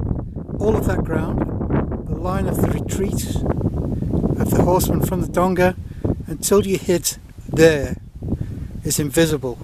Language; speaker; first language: English; native; English